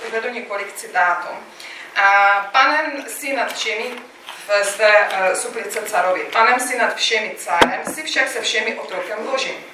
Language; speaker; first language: Czech; non-native, fluent; Russian